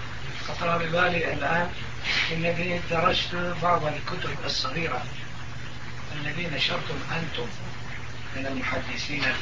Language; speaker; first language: Arabic; non-native, fluent; Turkish